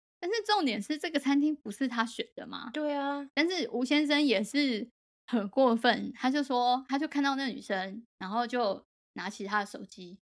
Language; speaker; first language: Chinese; native; Chinese